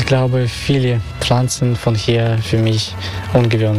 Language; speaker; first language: German; non-native, fluent; Russian